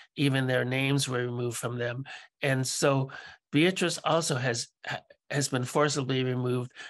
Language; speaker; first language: English; native; English